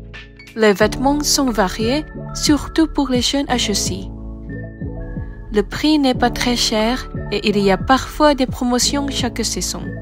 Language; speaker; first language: French; non-native, fluent; Thai